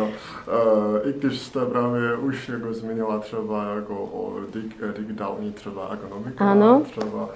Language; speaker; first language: Czech; non-native, learner; Chinese